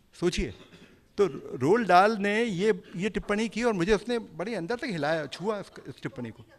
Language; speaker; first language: Hindi; native; Hindi